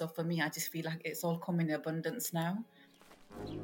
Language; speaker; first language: English; native; English